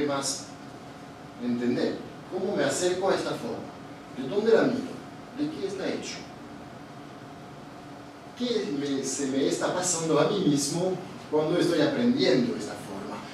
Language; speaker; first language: Spanish; non-native, fluent; Italian